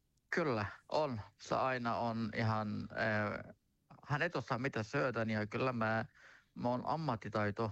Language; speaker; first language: Finnish; non-native, learner; Turkish